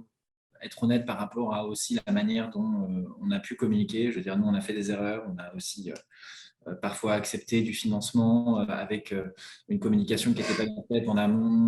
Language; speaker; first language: French; native; French